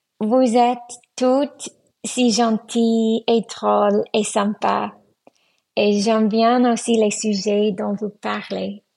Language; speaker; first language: French; non-native, learner; English